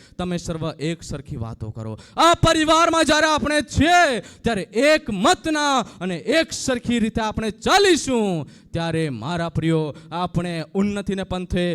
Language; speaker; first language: Gujarati; native; Gujarati